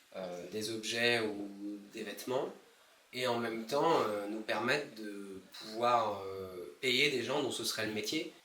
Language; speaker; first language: French; native; French